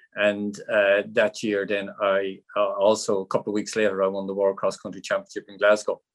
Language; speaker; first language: English; native; English